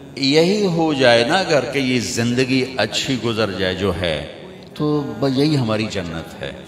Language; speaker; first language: Urdu; non-native, local second language; Punjabi